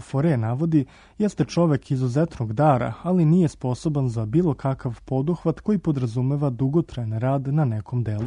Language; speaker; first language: Croatian; native; Croatian